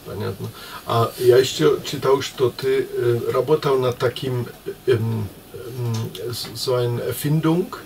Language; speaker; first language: Russian; non-native, learner; German